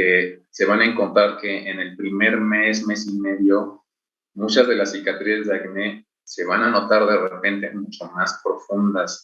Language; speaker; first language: Spanish; native; Spanish